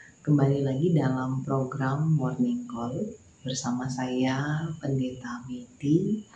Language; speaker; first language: Indonesian; native; Indonesian